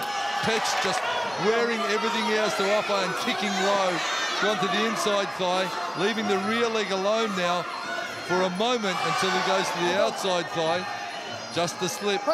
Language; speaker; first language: English; native; English